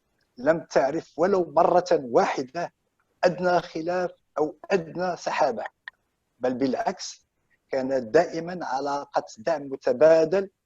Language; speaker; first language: Arabic; native; Arabic